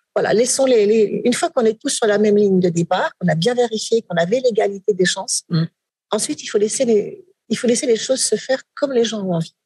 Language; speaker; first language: French; native; French